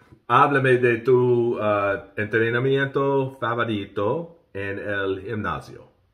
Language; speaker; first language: Spanish; non-native, learner; English